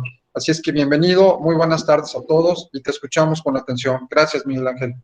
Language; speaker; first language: Spanish; native; Spanish